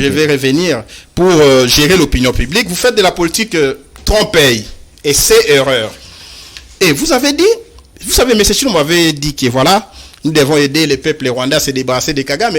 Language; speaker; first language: French; non-native, local second language; Lingala